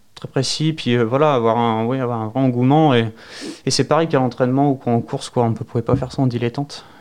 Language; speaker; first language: French; native; French